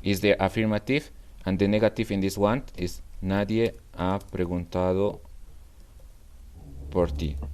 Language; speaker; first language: English; non-native, fluent; Spanish